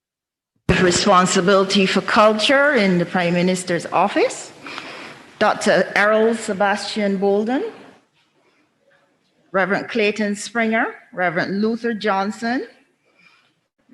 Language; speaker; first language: English; native; English